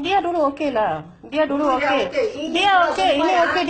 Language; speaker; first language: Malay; non-native, learner; Nepali